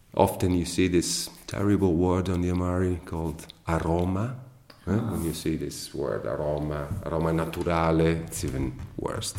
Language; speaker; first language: English; non-native, fluent; Italian